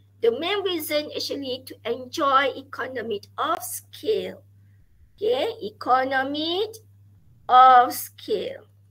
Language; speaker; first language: English; non-native, local second language; Malay